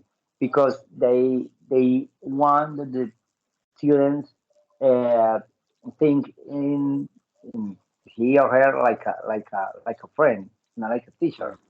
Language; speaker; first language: English; non-native, learner; Spanish